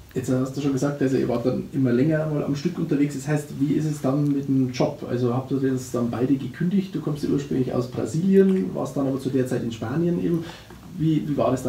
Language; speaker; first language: German; native; German